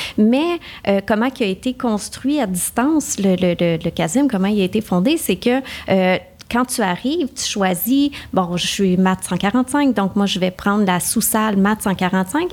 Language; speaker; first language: French; native; French